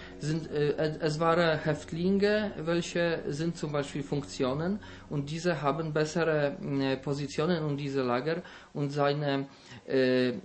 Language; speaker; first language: German; non-native, learner; Polish